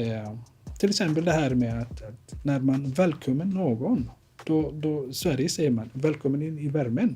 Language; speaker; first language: Swedish; non-native, fluent; Somali